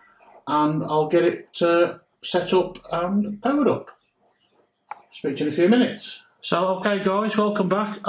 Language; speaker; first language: English; native; English